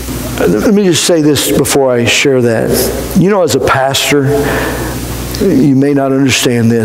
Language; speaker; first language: English; native; English